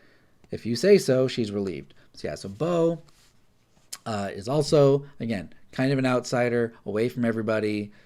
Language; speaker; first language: English; native; English